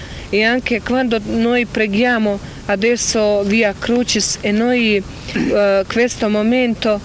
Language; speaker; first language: Italian; non-native, learner; Croatian